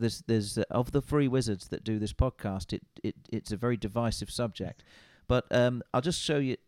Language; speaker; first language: English; native; English